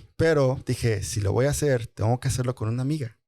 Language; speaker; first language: Spanish; early bilingual, other home language; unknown